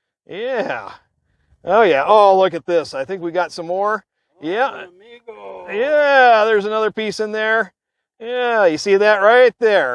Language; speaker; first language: English; native; English